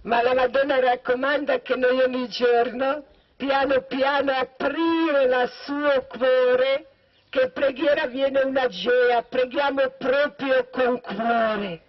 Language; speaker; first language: Italian; non-native, learner; Croatian